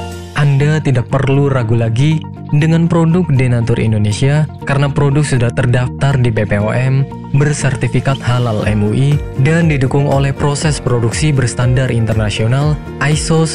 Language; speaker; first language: Indonesian; native; Indonesian